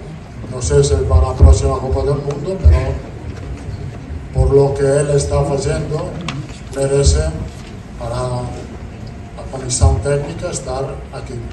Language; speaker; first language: Portuguese; non-native, fluent; Italian